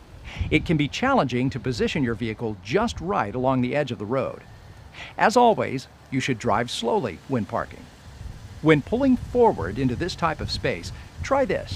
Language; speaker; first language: English; native; English